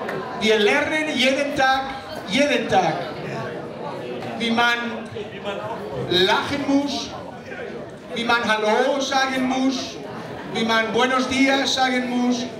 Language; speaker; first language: German; non-native, fluent; Spanish